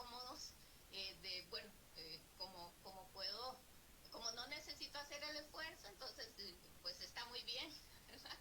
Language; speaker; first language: Spanish; native; Spanish